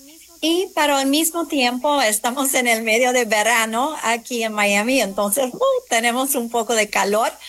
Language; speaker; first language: Spanish; non-native, fluent; English